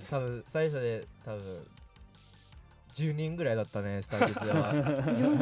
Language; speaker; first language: Japanese; non-native, fluent; English